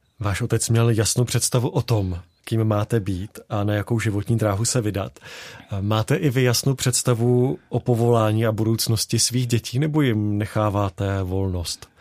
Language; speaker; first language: Czech; native; Czech